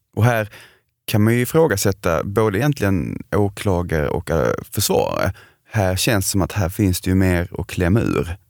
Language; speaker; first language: Swedish; native; Swedish